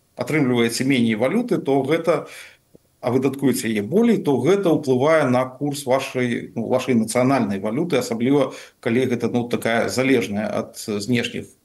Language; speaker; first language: Belarusian; non-native, local second language; Russian